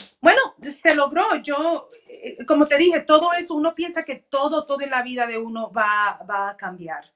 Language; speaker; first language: Spanish; early bilingual, heritage; Spanish